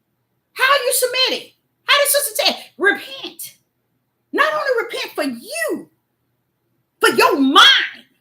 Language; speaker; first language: English; native; English